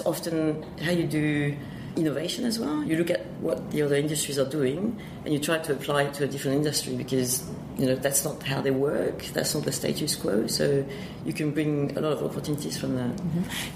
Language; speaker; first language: English; non-native, fluent; French